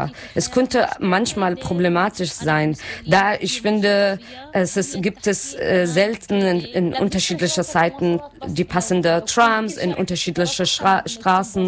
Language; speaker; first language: German; non-native, learner; Arabic